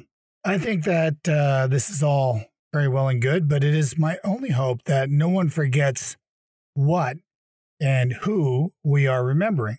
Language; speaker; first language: English; native; English